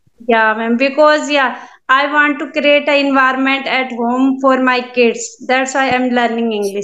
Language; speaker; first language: English; non-native, learner; Hindi